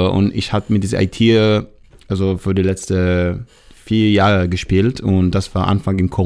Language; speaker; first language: German; non-native, learner; Hebrew